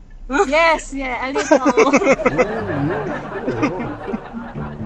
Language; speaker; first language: English; non-native, local second language; Filipino